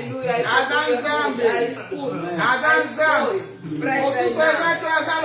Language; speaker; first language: Dutch; non-native, learner; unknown